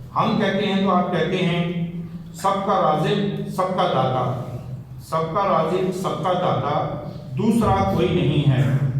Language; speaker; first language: Urdu; native; Urdu